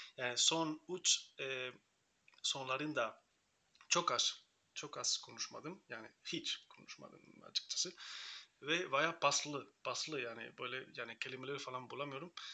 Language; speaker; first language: Turkish; non-native, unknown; Spanish